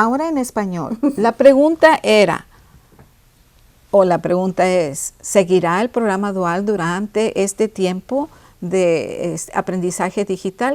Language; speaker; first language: Spanish; early bilingual, heritage; Spanish